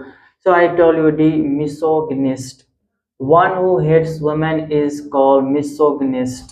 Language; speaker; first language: English; non-native, local second language; Hindi